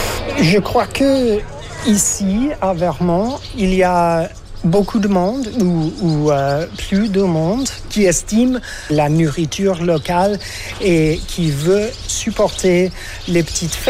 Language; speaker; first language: French; non-native, learner; English